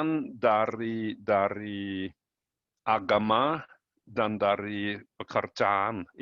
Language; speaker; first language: Indonesian; non-native, learner; German